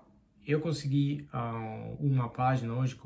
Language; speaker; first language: Portuguese; non-native, fluent; Spanish